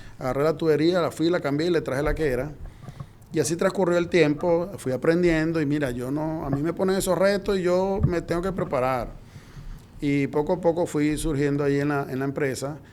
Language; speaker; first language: Spanish; native; Spanish